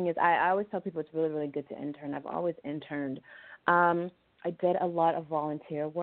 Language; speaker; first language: English; native; English